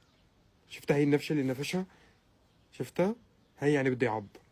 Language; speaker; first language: Arabic; native; Arabic